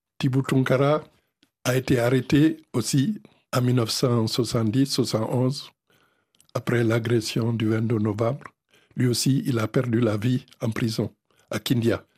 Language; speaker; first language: French; non-native, local second language; Fula